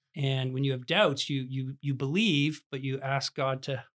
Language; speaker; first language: English; native; English